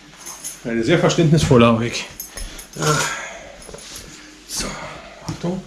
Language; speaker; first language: German; native; German